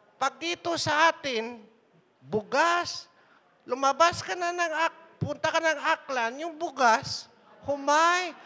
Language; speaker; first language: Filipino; non-native, local second language; Hiligaynon